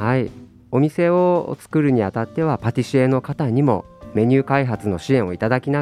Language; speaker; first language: Japanese; native; Japanese